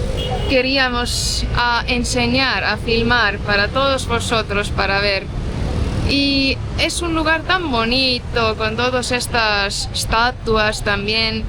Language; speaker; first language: Spanish; non-native, fluent; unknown